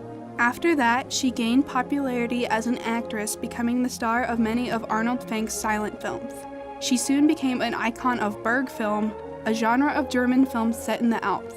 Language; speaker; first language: English; native; English